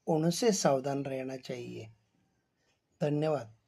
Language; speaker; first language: Hindi; non-native, local second language; Marathi